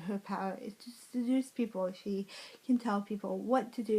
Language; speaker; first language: English; native; English